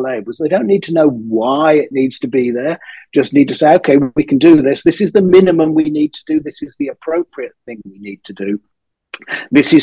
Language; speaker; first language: English; native; English